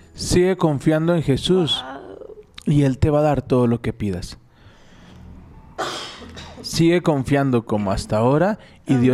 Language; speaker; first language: Spanish; native; Spanish